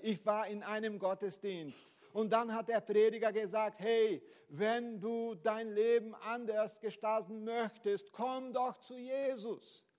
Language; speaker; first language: German; non-native, fluent; Portuguese